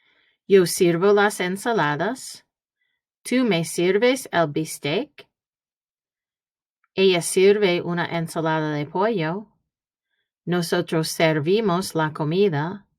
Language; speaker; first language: Spanish; early bilingual, heritage; Spanish